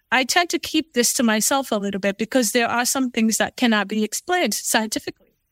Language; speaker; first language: English; non-native, local second language; Fula